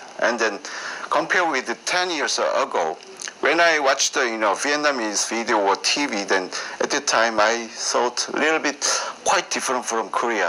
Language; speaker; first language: English; non-native, learner; Korean